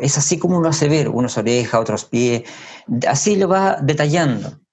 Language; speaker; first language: Spanish; native; Spanish